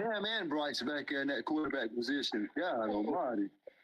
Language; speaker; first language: English; native; English